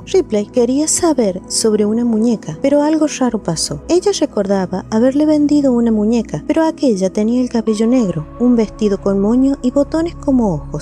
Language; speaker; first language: Spanish; native; Spanish